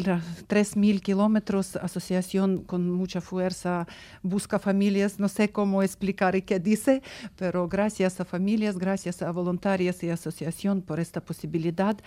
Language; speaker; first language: Spanish; non-native, learner; Ukrainian